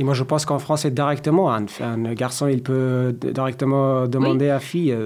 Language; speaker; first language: French; non-native, learner; Persian